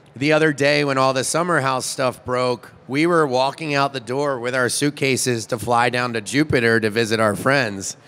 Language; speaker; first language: English; native; English